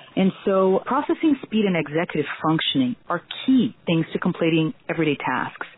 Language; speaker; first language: English; non-native, fluent; Portuguese